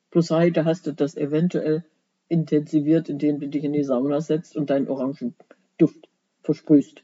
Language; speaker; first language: German; native; German